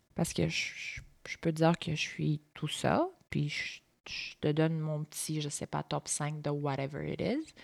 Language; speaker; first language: French; early bilingual, other home language; Bulgarian